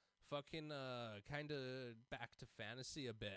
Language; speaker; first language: English; native; English